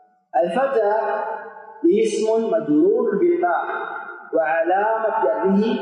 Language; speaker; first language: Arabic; non-native, fluent; Swahili